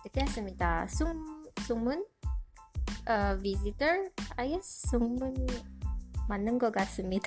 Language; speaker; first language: Korean; non-native, learner; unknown